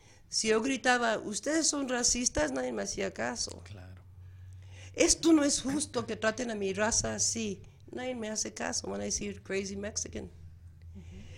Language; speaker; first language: Spanish; early bilingual, heritage; Spanish